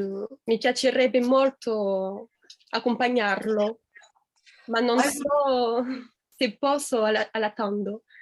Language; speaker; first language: Italian; non-native, fluent; French